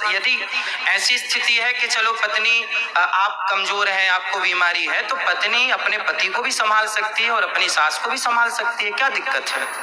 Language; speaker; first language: Hindi; native; Hindi